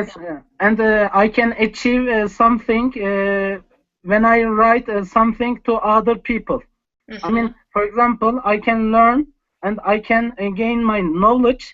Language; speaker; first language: English; non-native, learner; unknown